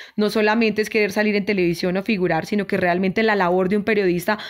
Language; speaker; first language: Spanish; native; Spanish